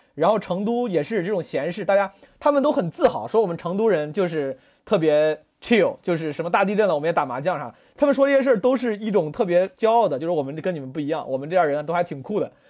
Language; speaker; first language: Chinese; native; Chinese